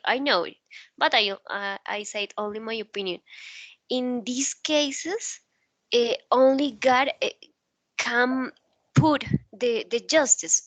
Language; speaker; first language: English; non-native, learner; Spanish